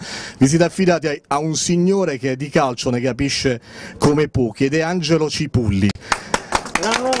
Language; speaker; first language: Italian; native; Italian